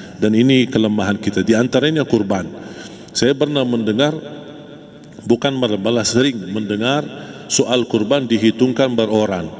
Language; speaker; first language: Malay; non-native, fluent; Arabic